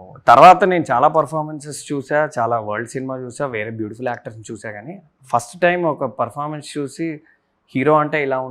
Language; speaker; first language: Telugu; native; Telugu